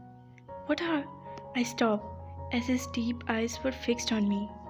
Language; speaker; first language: English; non-native, local second language; Urdu